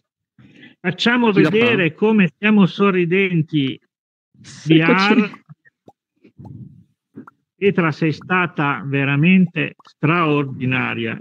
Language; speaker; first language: Italian; native; Italian